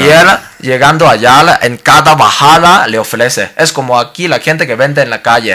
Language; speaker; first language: Spanish; non-native, learner; Cantonese